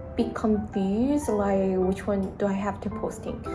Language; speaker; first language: English; non-native, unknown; Korean